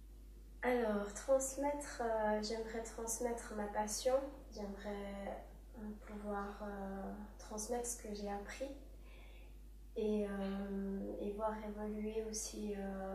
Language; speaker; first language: French; native; French